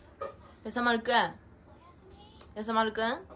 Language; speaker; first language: Japanese; native; Japanese